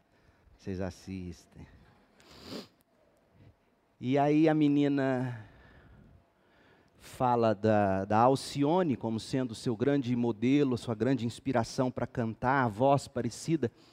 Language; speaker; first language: Portuguese; native; Portuguese